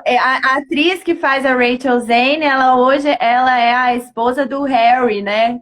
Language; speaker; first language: Portuguese; native; Portuguese